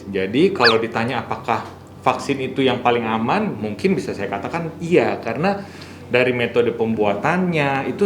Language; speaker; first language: Indonesian; native; Indonesian